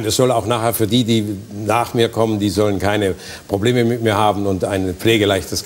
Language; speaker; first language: German; native; German